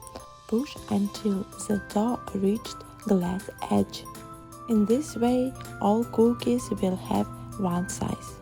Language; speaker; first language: English; non-native, learner; Russian